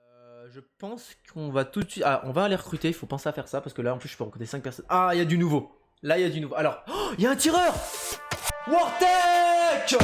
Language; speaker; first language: French; native; French